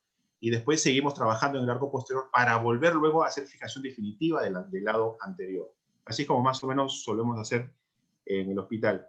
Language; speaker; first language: Spanish; native; Spanish